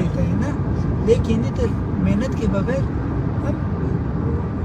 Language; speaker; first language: Hindi; non-native, learner; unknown